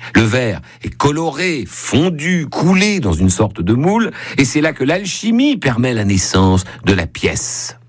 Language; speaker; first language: French; native; French